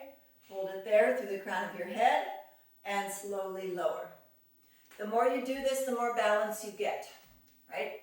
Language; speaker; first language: English; native; English